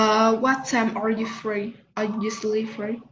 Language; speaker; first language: English; non-native, learner; Vietnamese